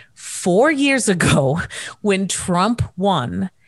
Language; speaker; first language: English; native; English